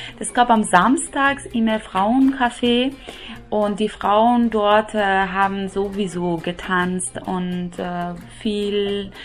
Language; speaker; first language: German; non-native, fluent; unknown